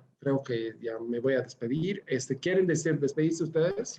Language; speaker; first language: Spanish; native; Spanish